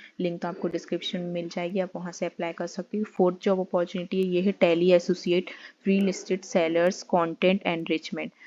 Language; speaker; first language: Hindi; native; Hindi